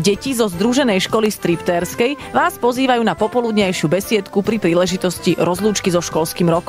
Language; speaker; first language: Slovak; native; Slovak